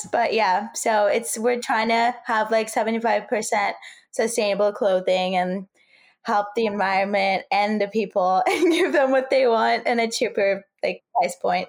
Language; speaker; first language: English; non-native, fluent; Turkish